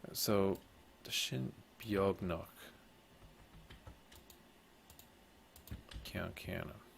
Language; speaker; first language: Irish; non-native, local second language; English